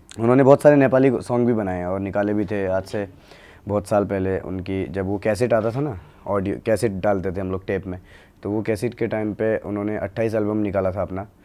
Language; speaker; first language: Hindi; native; Hindi